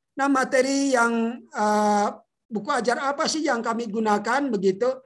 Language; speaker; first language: Indonesian; native; Indonesian